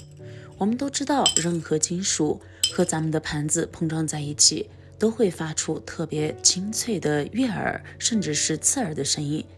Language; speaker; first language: Chinese; native; Chinese